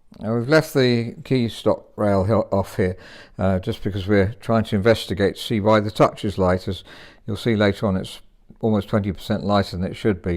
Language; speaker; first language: English; native; English